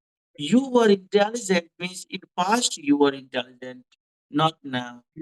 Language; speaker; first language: English; non-native, fluent; Hindi